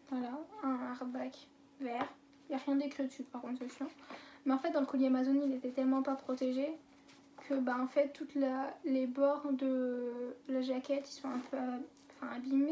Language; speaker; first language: French; native; French